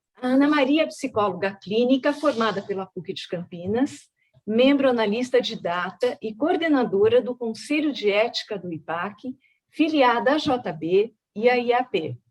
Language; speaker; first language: Portuguese; native; Portuguese